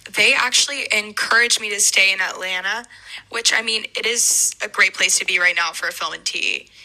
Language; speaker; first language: English; native; English